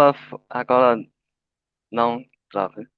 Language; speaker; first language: Portuguese; non-native, learner; Chinese